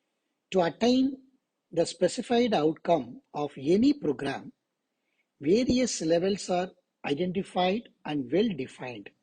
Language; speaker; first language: English; non-native, local second language; Tamil